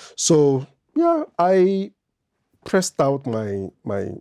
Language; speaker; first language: English; non-native, local second language; Igbo